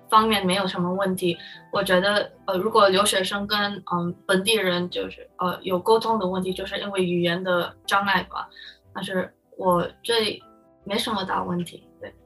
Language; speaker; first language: Chinese; non-native, fluent; Min Nan Chinese